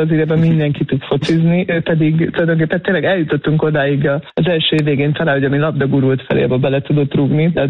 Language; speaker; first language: Hungarian; native; Hungarian